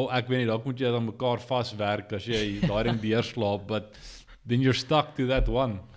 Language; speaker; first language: English; non-native, local second language; Afrikaans